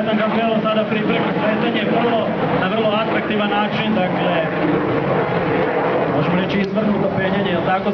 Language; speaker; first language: Bosnian; native; Bosnian